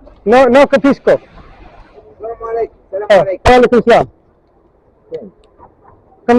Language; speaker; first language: Italian; non-native, learner; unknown